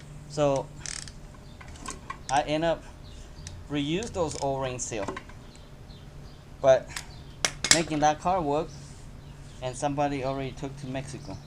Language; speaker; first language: English; non-native, fluent; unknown